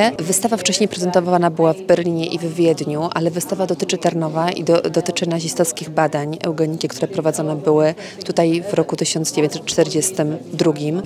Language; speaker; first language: Polish; native; Polish